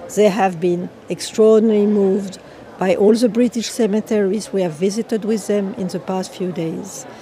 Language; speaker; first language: English; non-native, fluent; French